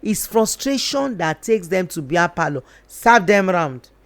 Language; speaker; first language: English; non-native, local second language; Yoruba